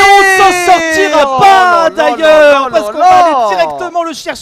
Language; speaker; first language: French; native; French